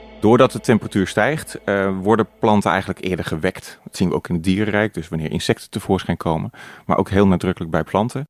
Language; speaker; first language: Dutch; native; Dutch